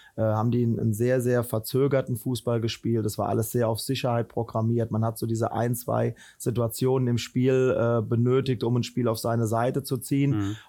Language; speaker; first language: German; native; German